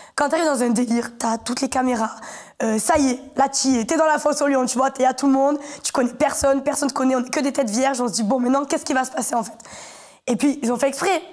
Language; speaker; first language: French; native; French